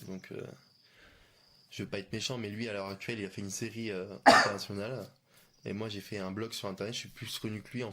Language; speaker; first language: French; native; French